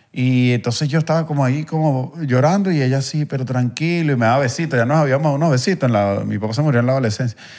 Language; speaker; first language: Spanish; native; Spanish